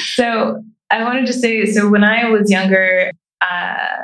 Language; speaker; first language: English; native; English